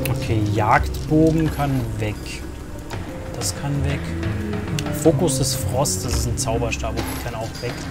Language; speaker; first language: German; native; German